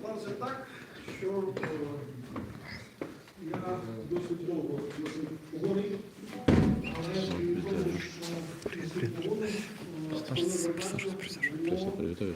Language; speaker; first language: Ukrainian; non-native, local second language; Russian